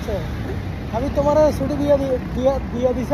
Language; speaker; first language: Hindi; non-native, learner; Bangla